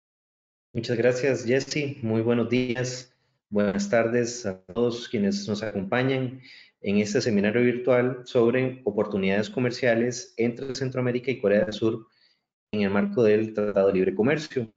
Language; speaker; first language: Spanish; native; Spanish